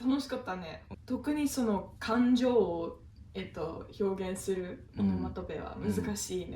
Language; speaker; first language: Japanese; non-native, fluent; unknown